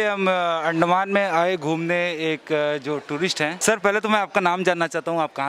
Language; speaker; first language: Hindi; native; Hindi